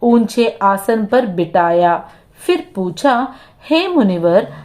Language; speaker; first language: Hindi; non-native, local second language; Telugu